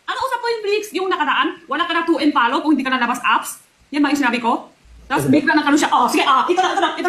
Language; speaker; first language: Filipino; non-native, learner; Chinese